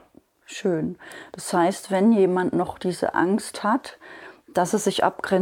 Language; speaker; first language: German; native; German